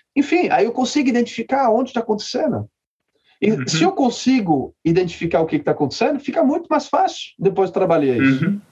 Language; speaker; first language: Portuguese; non-native, fluent; French